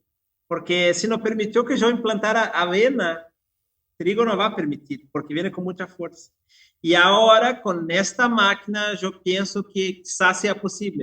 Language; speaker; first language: Spanish; non-native, fluent; Portuguese